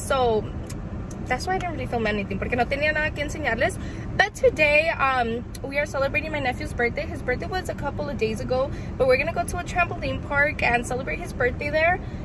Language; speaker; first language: English; early bilingual, other home language; Spanish